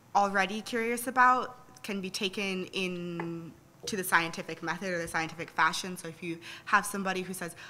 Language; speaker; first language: English; native; English